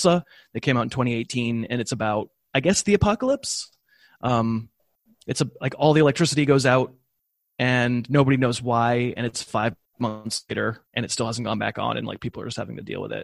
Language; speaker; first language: English; native; English